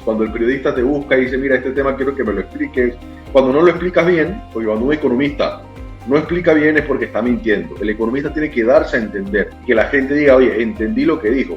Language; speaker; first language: Spanish; native; Spanish